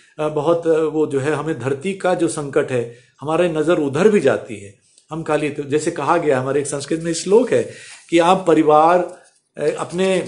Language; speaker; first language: Hindi; native; Hindi